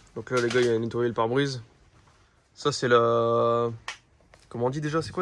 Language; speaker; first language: French; native; French